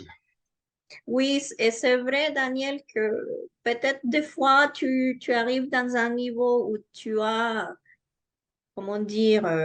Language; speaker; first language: French; non-native, fluent; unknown